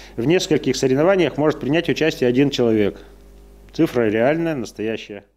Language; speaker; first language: Russian; native; Russian